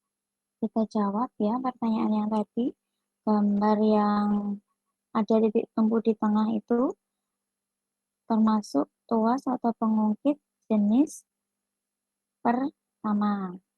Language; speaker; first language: Indonesian; native; Indonesian